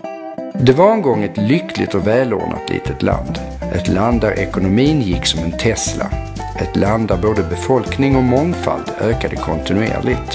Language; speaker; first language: Swedish; native; Swedish